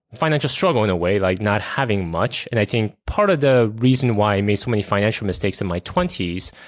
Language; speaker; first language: English; early bilingual, other home language; Korean